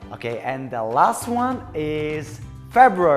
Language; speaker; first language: English; non-native, learner; Tajik